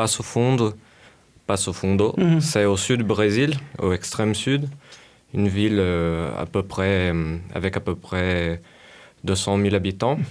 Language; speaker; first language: French; non-native, fluent; Portuguese